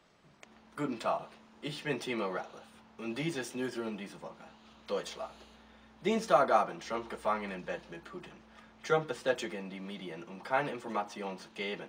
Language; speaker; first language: German; non-native, learner; English